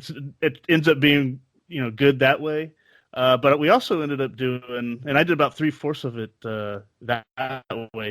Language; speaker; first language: English; native; English